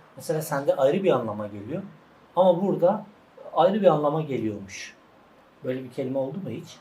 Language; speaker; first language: Turkish; native; Turkish